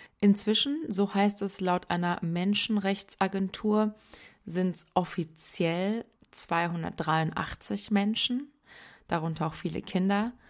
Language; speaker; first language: German; early bilingual, other home language; Persian